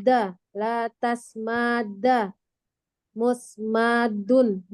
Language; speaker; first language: Arabic; non-native, learner; Indonesian